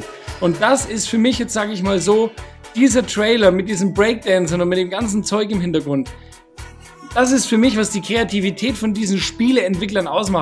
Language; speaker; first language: German; native; German